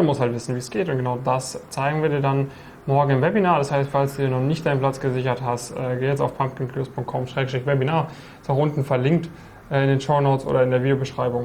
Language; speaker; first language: German; native; German